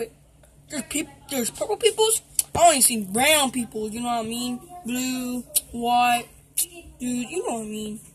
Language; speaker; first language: English; native; English